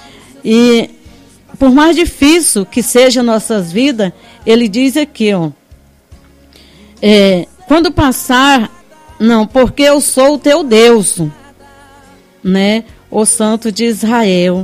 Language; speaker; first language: Portuguese; native; Portuguese